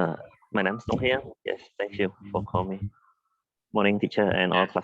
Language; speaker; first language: English; non-native, learner; Khmer